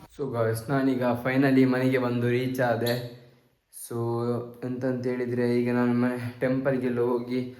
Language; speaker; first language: Kannada; non-native, local second language; Tulu